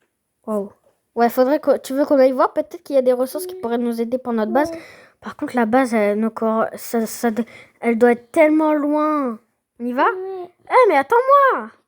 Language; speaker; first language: French; native; French